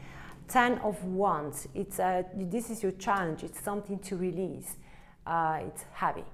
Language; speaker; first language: English; non-native, fluent; Italian